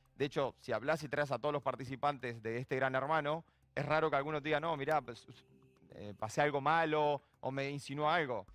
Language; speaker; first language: Spanish; native; Spanish